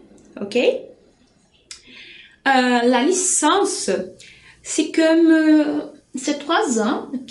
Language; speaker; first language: French; non-native, fluent; Portuguese